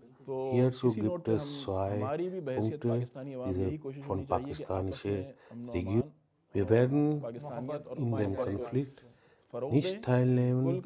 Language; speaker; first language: German; non-native, learner; Urdu